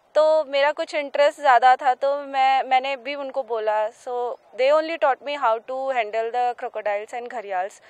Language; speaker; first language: Hindi; native; Hindi